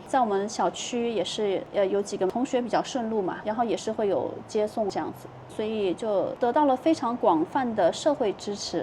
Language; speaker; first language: Chinese; native; Chinese